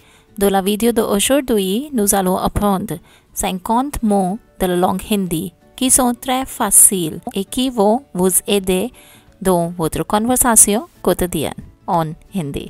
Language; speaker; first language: French; non-native, learner; Hindi